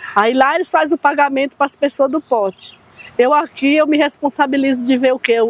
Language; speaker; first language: Portuguese; native; Portuguese